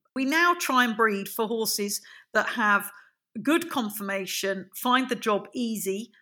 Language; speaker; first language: English; native; English